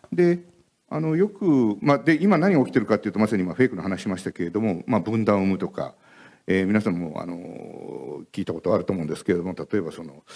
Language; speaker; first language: Japanese; native; Japanese